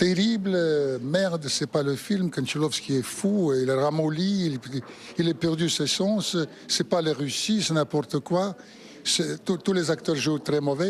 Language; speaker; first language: French; non-native, fluent; Russian